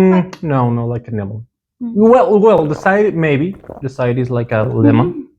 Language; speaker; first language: English; non-native, learner; Spanish